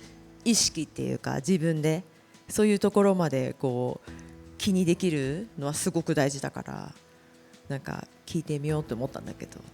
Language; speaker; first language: Japanese; native; Japanese